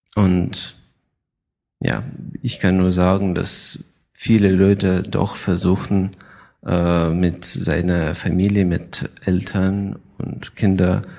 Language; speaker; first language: German; non-native, fluent; Ukrainian